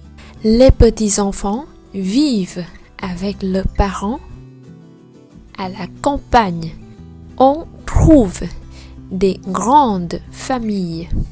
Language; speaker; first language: French; non-native, learner; Vietnamese